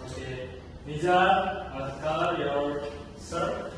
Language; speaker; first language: English; non-native, learner; Indonesian